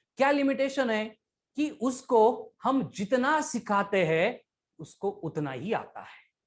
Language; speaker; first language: Hindi; non-native, local second language; Marathi